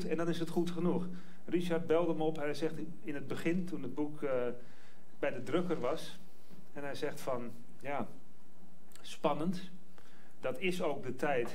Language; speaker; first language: Dutch; native; Dutch